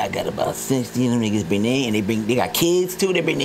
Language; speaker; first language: English; native; English